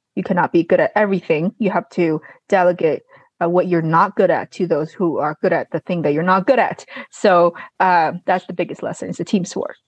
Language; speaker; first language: English; non-native, fluent; Chinese